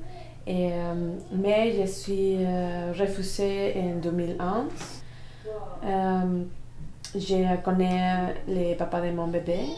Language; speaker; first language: French; non-native, learner; Spanish